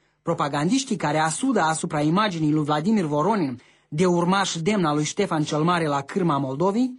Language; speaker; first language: Romanian; native; Romanian